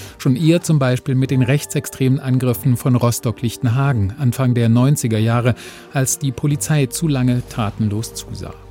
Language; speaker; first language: German; native; German